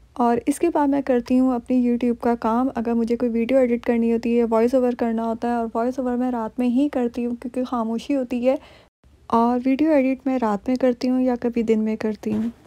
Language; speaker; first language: Urdu; native; Urdu